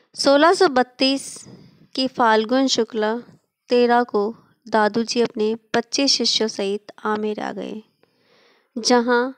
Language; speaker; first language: Hindi; native; Hindi